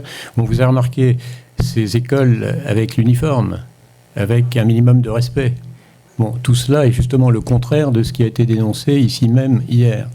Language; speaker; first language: French; native; French